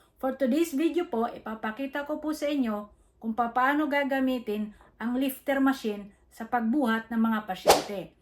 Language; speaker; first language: Filipino; native; Filipino